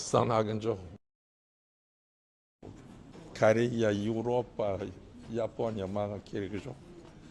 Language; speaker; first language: Kazakh; non-native, learner; Chinese